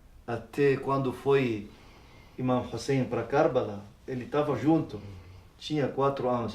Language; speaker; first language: Portuguese; non-native, learner; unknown